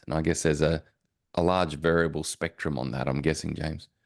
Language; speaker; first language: English; native; English